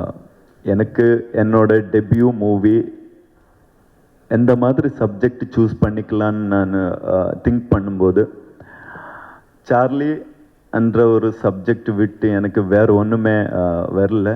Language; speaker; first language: Tamil; non-native, learner; Kannada